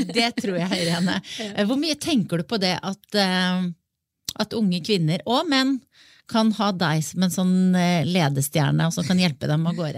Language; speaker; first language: Norwegian; native; Norwegian